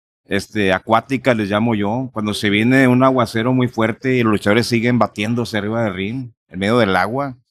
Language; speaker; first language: Spanish; native; Spanish